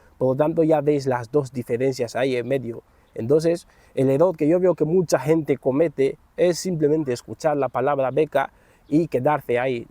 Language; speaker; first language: Spanish; native; Spanish